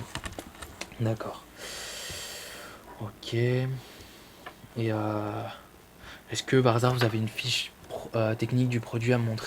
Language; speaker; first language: French; native; French